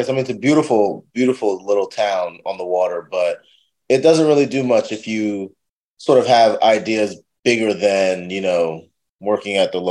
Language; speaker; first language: English; native; English